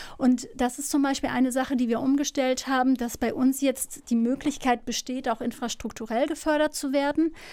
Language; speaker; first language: German; early bilingual, other home language; Turkish